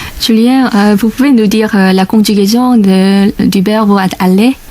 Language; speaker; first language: French; non-native, fluent; Korean